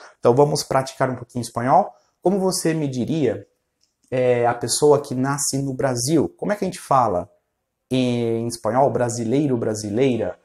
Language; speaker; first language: Portuguese; non-native, fluent; Spanish